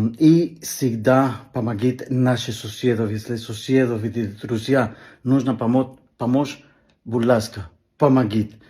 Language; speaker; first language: Russian; non-native, learner; Spanish